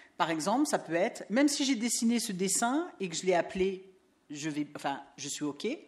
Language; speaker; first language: French; native; French